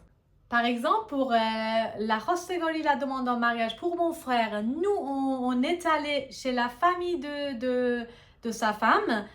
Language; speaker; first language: French; non-native, fluent; Persian